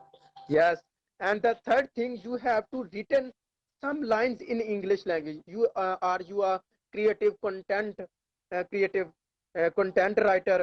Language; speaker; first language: English; non-native, learner; Urdu